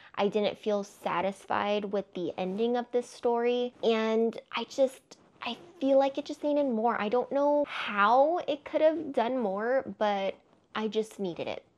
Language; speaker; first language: English; native; English